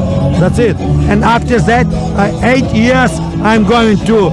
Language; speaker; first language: English; non-native, learner; Ukrainian